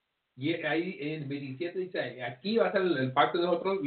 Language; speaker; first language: Spanish; early bilingual, heritage; English